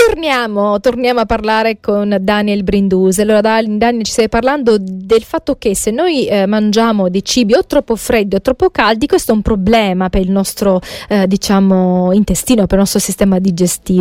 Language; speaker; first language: Italian; native; Italian